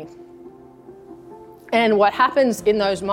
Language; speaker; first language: English; native; English